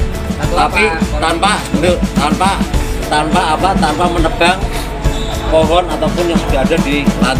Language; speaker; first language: Indonesian; native; Indonesian